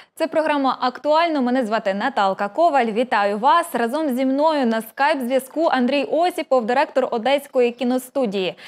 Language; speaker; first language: Ukrainian; native; Ukrainian